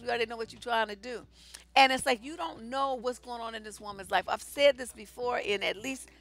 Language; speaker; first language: English; native; English